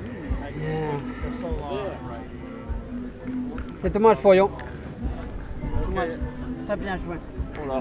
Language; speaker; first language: French; non-native, learner; English